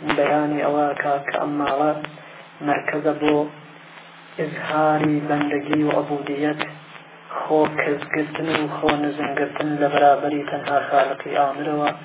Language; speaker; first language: Central Kurdish; non-native, local second language; Gurani